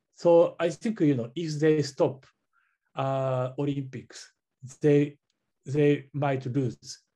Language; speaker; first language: English; non-native, fluent; Japanese